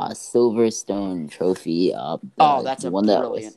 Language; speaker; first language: English; native; English